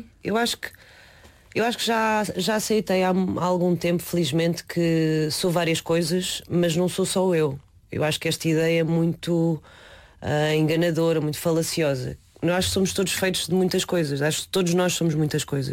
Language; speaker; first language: Portuguese; non-native, local second language; Chinese